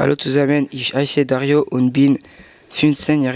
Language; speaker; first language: German; non-native, learner; French